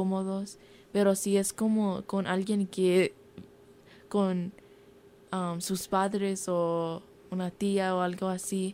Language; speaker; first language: Spanish; early bilingual, heritage; Spanish